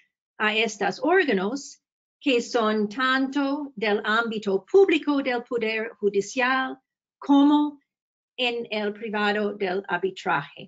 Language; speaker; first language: Spanish; non-native, fluent; English